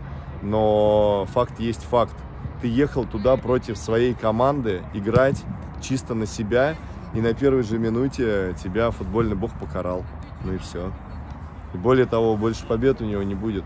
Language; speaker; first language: Russian; native; Russian